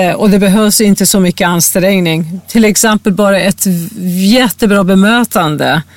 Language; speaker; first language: Swedish; non-native, fluent; Persian